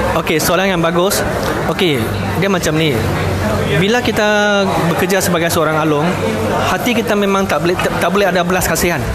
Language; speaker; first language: Malay; non-native, local second language; Chinese